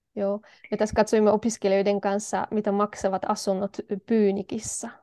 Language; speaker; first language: Finnish; non-native, fluent; Polish